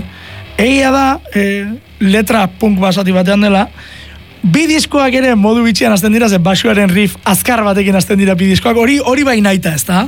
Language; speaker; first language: Basque; native; Basque